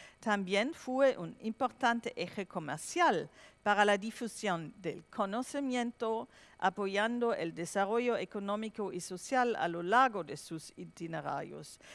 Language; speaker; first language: Spanish; non-native, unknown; German